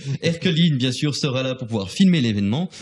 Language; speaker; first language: French; native; French